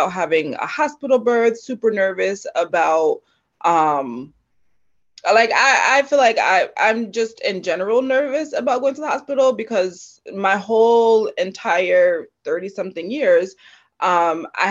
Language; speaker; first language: English; native; English